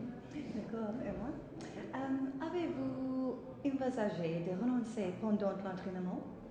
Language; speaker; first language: French; non-native, learner; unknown